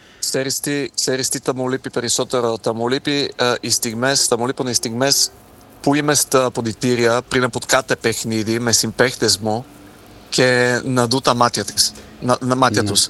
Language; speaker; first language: Greek; non-native, fluent; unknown